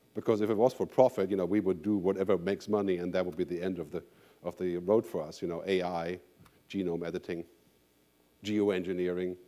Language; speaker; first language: English; non-native, fluent; German